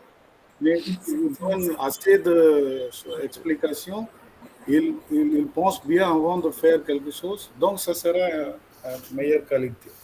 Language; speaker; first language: French; non-native, fluent; Malayalam